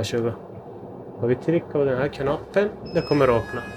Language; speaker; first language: Swedish; non-native, learner; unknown